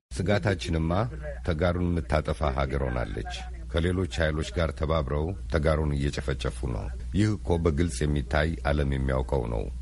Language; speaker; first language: Amharic; non-native, local second language; Tigrinya